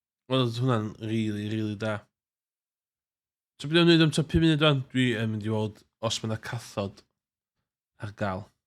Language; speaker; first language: Welsh; native; Welsh